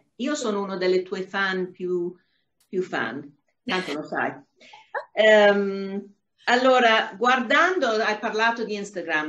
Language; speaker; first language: Italian; non-native, fluent; English